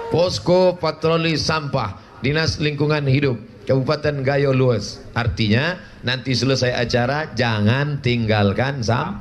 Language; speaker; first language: Indonesian; non-native, local second language; Malay